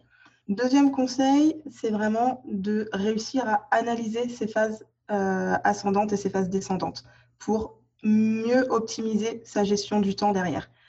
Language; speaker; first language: French; native; French